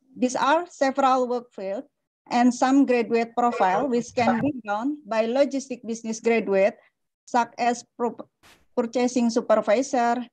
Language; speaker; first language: English; non-native, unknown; Indonesian